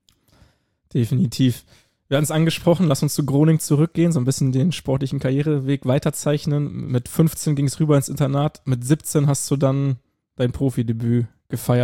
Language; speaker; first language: German; native; German